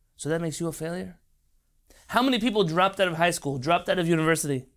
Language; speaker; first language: English; native; English